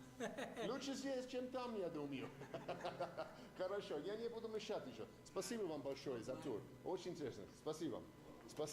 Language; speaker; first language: Russian; non-native, learner; English